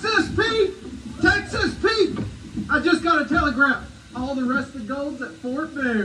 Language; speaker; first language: English; native; English